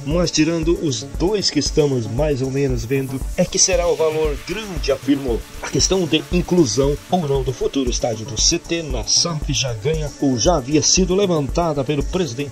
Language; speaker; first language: Portuguese; native; Portuguese